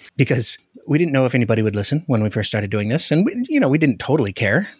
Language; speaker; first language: English; native; English